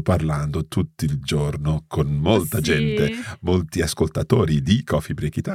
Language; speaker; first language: Italian; non-native, fluent; English